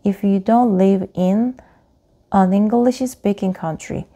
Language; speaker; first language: English; non-native, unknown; Korean